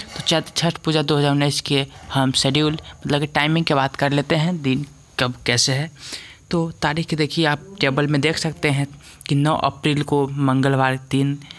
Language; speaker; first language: Hindi; native; Hindi